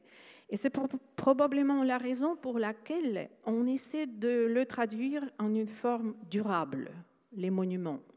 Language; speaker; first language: French; non-native, fluent; Ukrainian